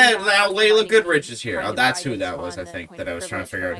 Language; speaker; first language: English; native; English